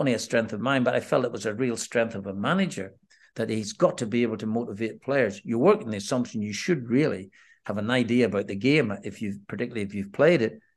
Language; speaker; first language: English; native; English